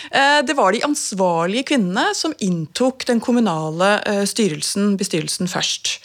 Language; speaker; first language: Norwegian; native; Norwegian